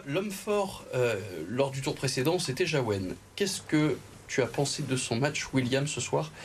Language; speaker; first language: French; native; French